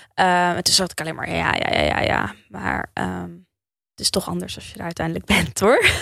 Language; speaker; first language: Dutch; early bilingual, heritage; Dutch